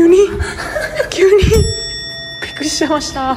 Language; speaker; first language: Japanese; non-native, learner; Chinese